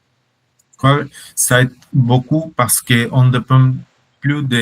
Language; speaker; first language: French; non-native, fluent; Spanish